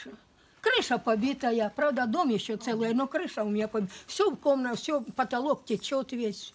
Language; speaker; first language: Russian; native; Russian